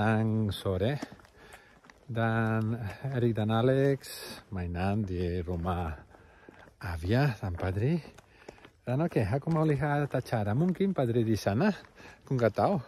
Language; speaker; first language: Indonesian; non-native, learner; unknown